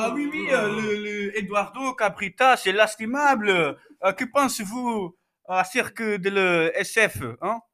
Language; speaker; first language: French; non-native, learner; Portuguese